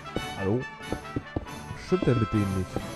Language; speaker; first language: German; native; German